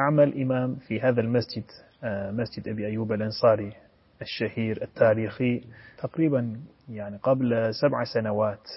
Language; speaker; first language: Arabic; non-native, fluent; Turkish